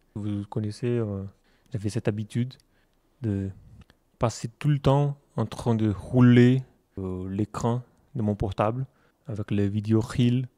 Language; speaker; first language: French; non-native, learner; Portuguese